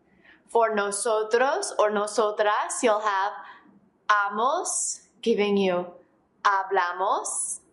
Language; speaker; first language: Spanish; non-native, fluent; English